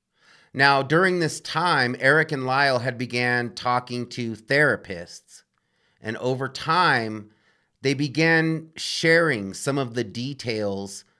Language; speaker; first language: English; native; English